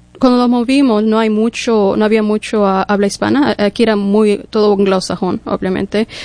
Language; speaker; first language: Spanish; early bilingual, heritage; English